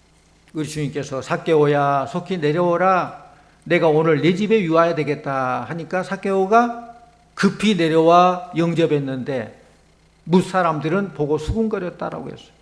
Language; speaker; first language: Korean; native; Korean